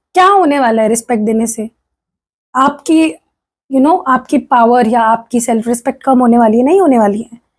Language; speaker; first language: Hindi; non-native, local second language; Marathi